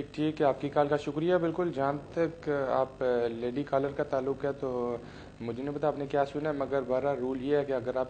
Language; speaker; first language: Urdu; native; Urdu